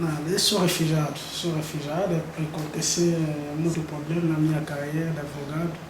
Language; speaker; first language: Portuguese; non-native, learner; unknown